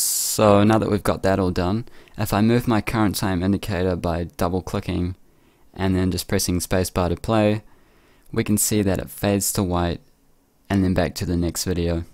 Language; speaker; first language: English; native; English